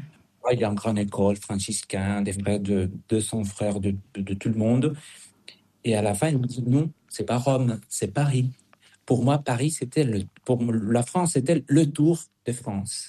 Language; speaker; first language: French; non-native, fluent; Spanish